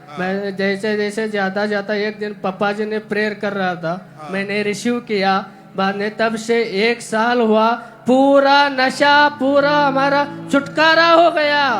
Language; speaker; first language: Hindi; non-native, local second language; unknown